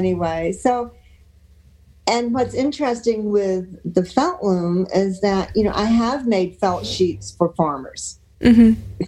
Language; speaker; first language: English; native; English